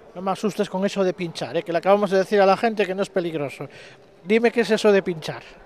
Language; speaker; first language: Spanish; native; Spanish